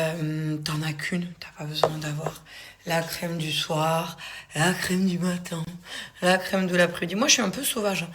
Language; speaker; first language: French; native; French